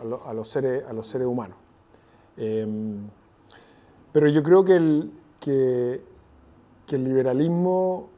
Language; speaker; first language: Spanish; native; Spanish